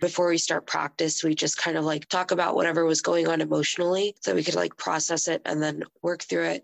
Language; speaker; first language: English; native; English